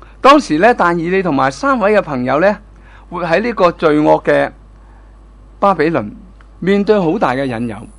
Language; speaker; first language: Chinese; non-native, local second language; Cantonese